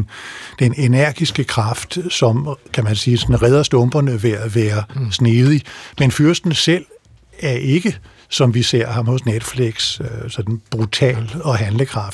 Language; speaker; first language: Danish; native; Danish